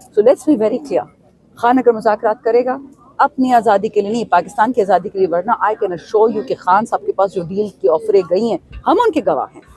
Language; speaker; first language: Urdu; non-native, local second language; Pashto